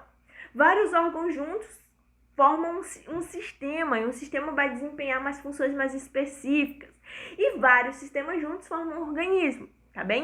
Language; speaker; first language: Portuguese; native; Portuguese